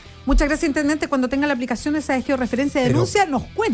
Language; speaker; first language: Spanish; native; Spanish